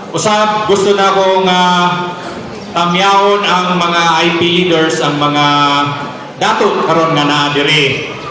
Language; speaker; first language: Cebuano; native; Cebuano